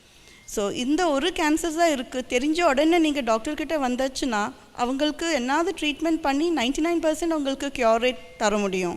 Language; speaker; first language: Tamil; early bilingual, heritage; Tamil